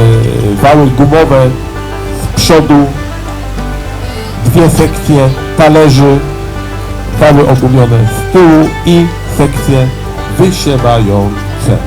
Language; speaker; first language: Polish; native; Polish